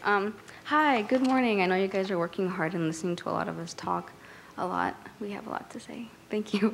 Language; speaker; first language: English; native; English